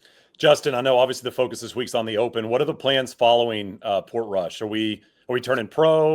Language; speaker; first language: English; native; English